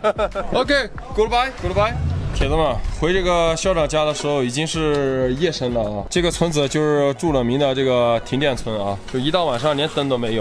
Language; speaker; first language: Chinese; native; Chinese